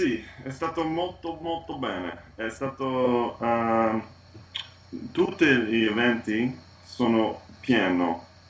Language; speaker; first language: Italian; non-native, learner; English